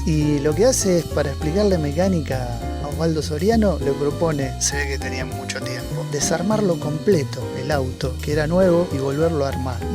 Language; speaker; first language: Spanish; native; Spanish